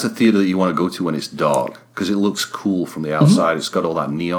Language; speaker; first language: English; native; English